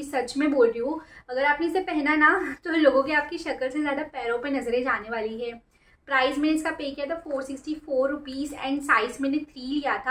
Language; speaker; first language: Hindi; native; Hindi